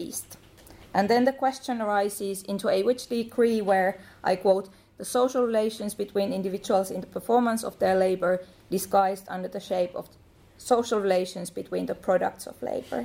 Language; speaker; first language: English; non-native, fluent; Finnish